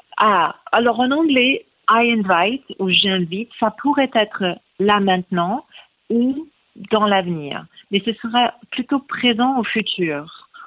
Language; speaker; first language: French; non-native, fluent; English